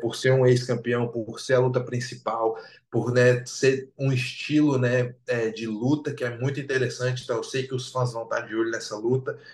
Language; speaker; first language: Portuguese; native; Portuguese